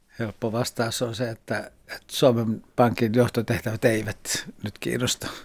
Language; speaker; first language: Finnish; native; Finnish